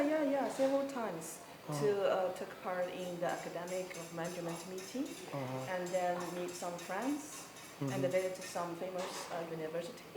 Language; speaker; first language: English; non-native, fluent; Chinese